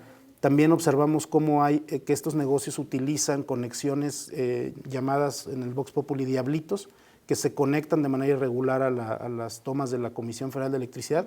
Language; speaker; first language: Spanish; native; Spanish